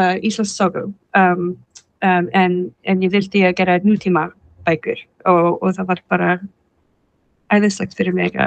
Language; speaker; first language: Icelandic; non-native, fluent; English